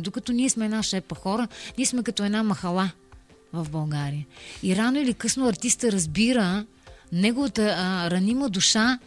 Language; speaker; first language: Bulgarian; native; Bulgarian